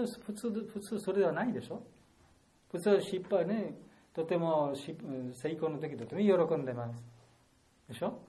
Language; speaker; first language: Japanese; non-native, learner; Bangla